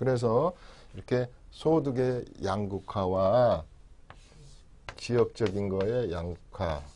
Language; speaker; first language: Korean; native; Korean